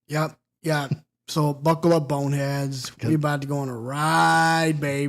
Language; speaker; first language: English; native; English